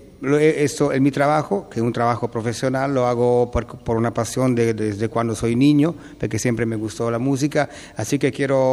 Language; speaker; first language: Spanish; non-native, learner; Italian